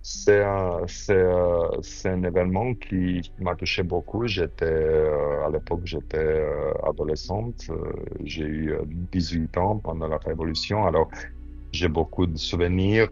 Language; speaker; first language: French; non-native, fluent; Romanian